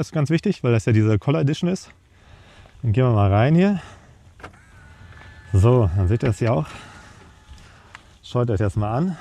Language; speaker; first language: German; native; German